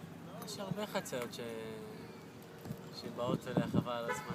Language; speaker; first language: Hebrew; native; Hebrew